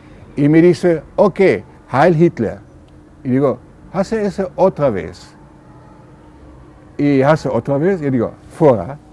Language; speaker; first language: Spanish; non-native, learner; German